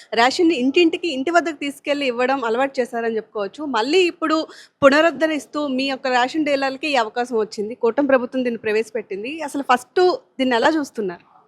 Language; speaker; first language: Telugu; native; Telugu